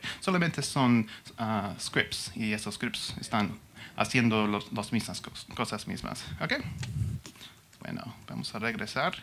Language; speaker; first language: Spanish; non-native, learner; English